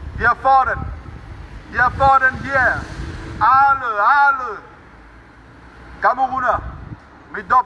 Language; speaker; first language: German; non-native, fluent; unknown